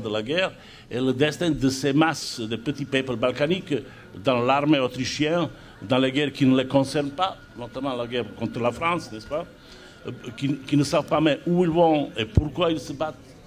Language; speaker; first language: French; non-native, fluent; Serbian